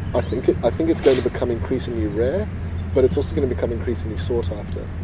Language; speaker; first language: English; native; English